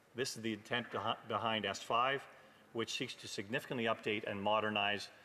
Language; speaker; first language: English; native; English